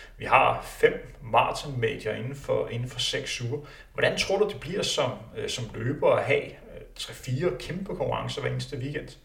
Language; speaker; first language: Danish; native; Danish